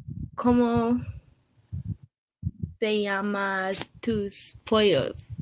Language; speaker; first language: Spanish; non-native, learner; English